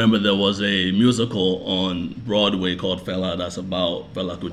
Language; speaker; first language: English; non-native, local second language; Yoruba